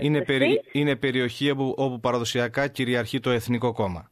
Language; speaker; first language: Greek; native; Greek